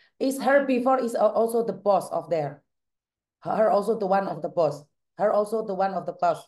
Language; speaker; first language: English; non-native, learner; Javanese